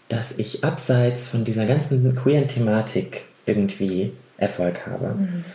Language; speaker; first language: German; native; German